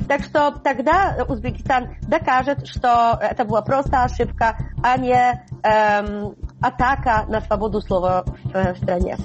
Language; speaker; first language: Russian; non-native, fluent; Polish